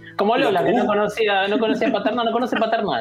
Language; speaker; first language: Spanish; native; Spanish